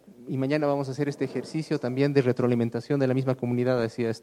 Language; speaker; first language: Spanish; native; Spanish